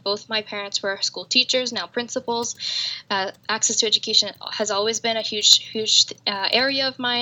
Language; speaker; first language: English; native; English